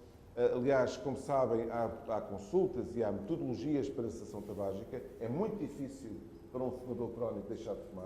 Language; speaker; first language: Portuguese; native; Portuguese